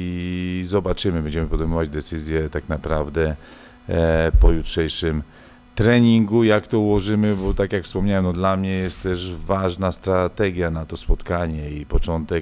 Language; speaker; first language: Polish; native; Polish